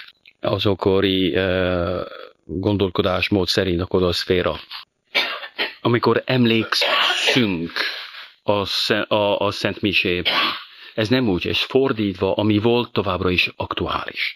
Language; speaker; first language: Hungarian; non-native, fluent; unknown